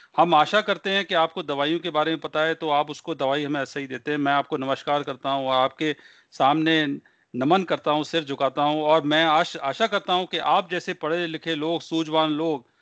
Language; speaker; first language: Hindi; non-native, local second language; Punjabi